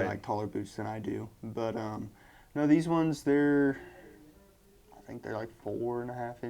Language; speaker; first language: English; native; English